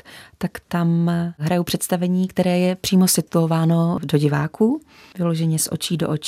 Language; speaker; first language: Czech; native; Czech